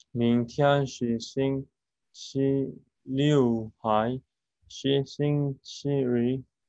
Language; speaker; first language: Chinese; non-native, learner; Korean